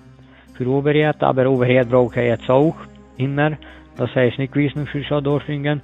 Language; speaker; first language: German; non-native, learner; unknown